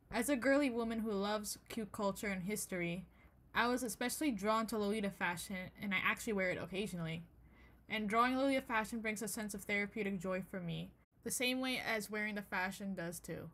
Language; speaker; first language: English; native; English